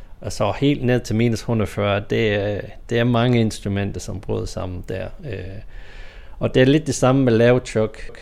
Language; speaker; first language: Danish; non-native, fluent; English